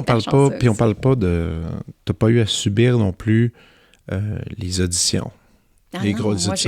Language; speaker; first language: French; native; French